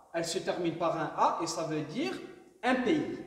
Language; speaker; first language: French; non-native, local second language; Arabic